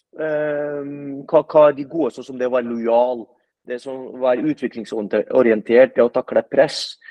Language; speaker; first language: Norwegian; early bilingual, other home language; Arabic